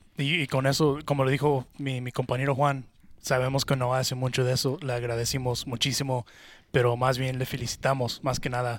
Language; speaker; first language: Spanish; early bilingual, heritage; Spanish